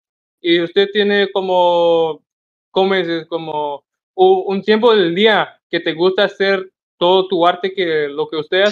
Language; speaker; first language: Spanish; non-native, learner; English